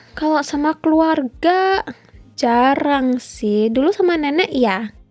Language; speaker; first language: Indonesian; early bilingual, heritage; English